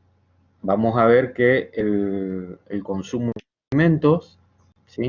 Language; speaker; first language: Spanish; native; Spanish